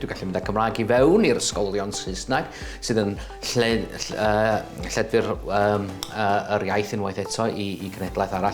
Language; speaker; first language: Welsh; native; Welsh